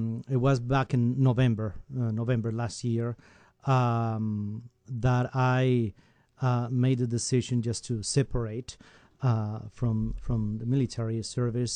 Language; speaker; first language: English; non-native, fluent; Spanish